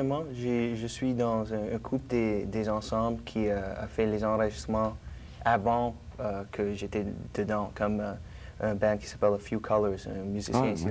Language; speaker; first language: French; non-native, local second language; English